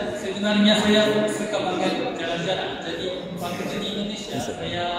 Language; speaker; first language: Indonesian; non-native, learner; Japanese